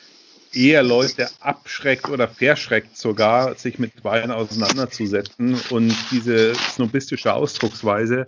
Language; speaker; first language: German; native; German